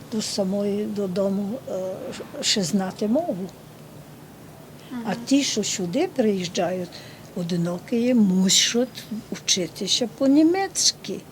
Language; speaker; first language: Ukrainian; early bilingual, heritage; Ukrainian